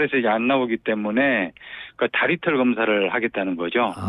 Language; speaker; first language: Korean; native; Korean